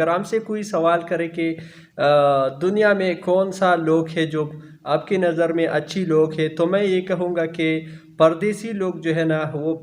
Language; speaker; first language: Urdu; non-native, local second language; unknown